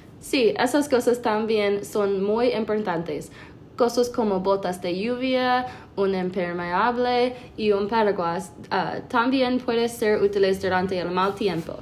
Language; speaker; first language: Spanish; non-native, learner; English